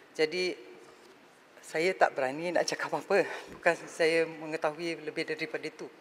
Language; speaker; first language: Malay; native; Malay